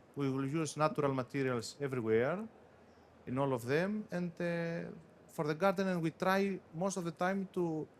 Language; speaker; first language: English; non-native, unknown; Greek